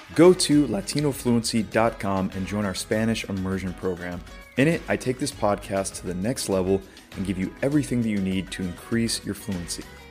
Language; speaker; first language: English; native; English